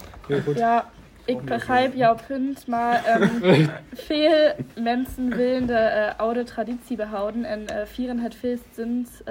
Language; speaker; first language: Dutch; non-native, learner; German